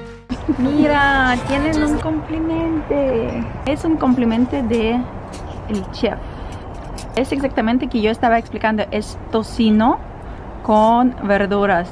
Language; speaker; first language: Spanish; non-native, fluent; Russian